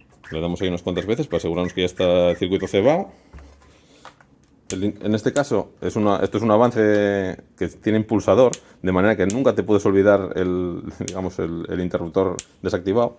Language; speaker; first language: Spanish; native; Spanish